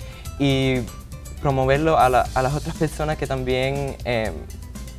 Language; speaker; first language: Spanish; early bilingual, heritage; Spanish